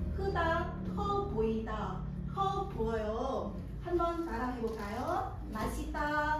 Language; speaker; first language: Korean; non-native, fluent; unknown